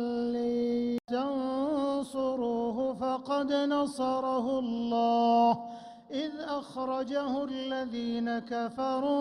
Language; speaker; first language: Arabic; native; Arabic